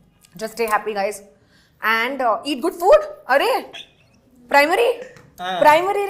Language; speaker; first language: Telugu; non-native, learner; Hindi